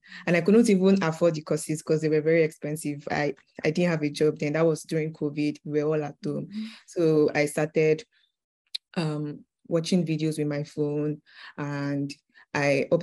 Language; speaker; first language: English; non-native, local second language; Yoruba